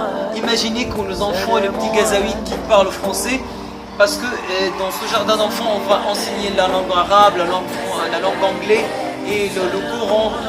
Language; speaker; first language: French; non-native, fluent; Arabic